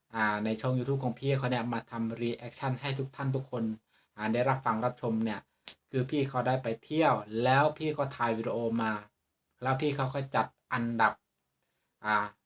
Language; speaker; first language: Thai; native; Thai